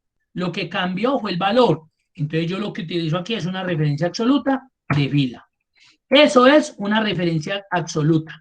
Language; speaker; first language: Spanish; native; Spanish